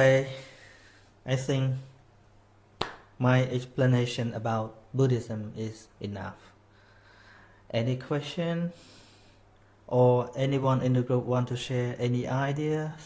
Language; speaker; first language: English; non-native, fluent; Khmer